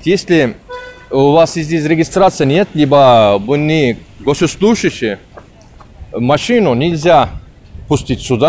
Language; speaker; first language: Russian; non-native, learner; Turkish